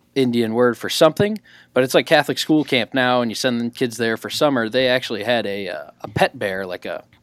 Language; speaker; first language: English; native; English